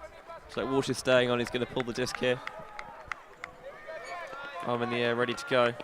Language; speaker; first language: English; native; English